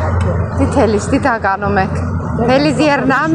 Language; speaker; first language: Greek; non-native, learner; Armenian